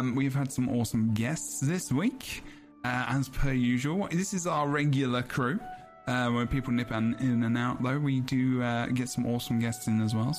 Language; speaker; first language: English; native; English